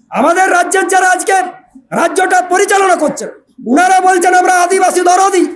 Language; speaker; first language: Bangla; non-native, local second language; Santali